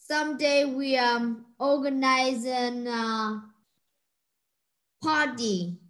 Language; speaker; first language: English; non-native, learner; Vietnamese